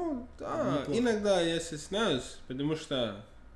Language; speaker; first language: Russian; non-native, learner; English